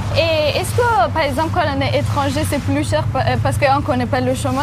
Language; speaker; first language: French; non-native, learner; Persian